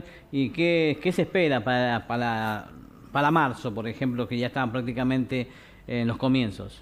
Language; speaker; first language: Spanish; native; Spanish